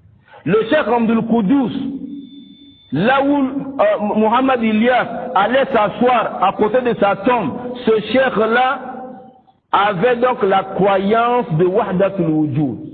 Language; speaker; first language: French; non-native, local second language; Lingala